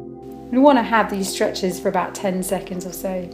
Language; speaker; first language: English; native; English